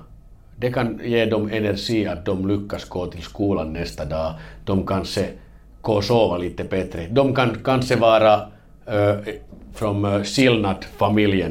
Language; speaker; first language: Swedish; non-native, learner; Finnish